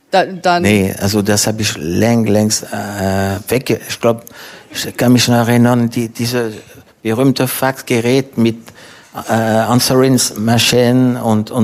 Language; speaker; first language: German; non-native, fluent; French